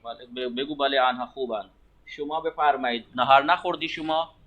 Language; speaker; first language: Persian; non-native, fluent; Urdu